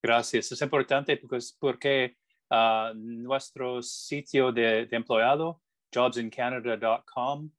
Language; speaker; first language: Spanish; non-native, learner; English